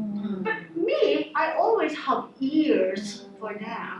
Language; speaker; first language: English; non-native, local second language; Filipino